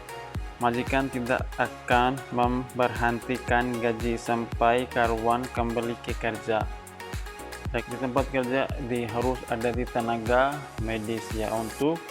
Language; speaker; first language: Indonesian; non-native, learner; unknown